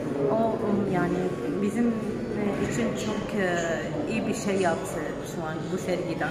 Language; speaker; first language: Turkish; non-native, learner; Arabic